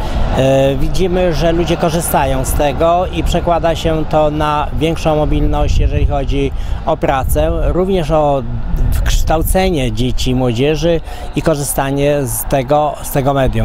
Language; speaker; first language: Polish; native; Polish